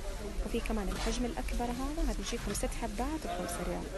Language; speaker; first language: Arabic; native; Arabic